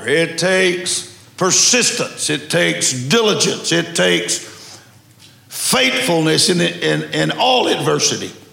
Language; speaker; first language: English; native; English